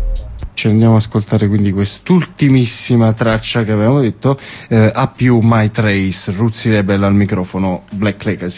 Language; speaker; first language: Italian; native; Italian